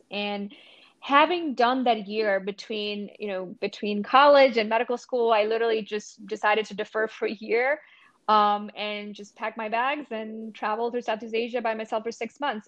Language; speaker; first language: English; non-native, local second language; Gujarati